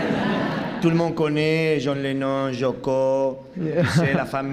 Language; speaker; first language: French; non-native, learner; Spanish